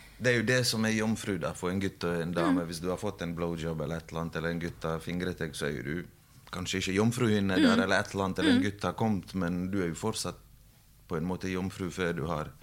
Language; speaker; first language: Norwegian; early bilingual, other home language; Bosnian